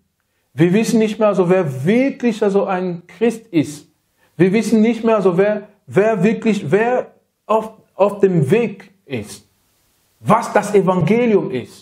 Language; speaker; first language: German; non-native, learner; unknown